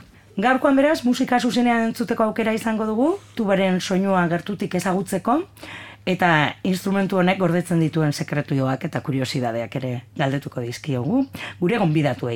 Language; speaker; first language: Basque; native; Basque